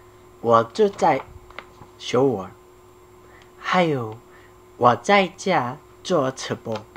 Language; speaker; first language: Chinese; non-native, learner; Korean